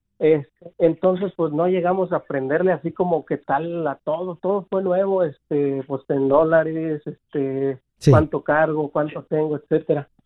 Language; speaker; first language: Spanish; native; Spanish